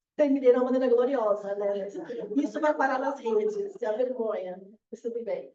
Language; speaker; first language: Portuguese; native; Portuguese